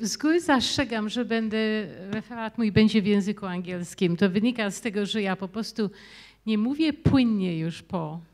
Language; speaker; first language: Polish; early bilingual, heritage; Polish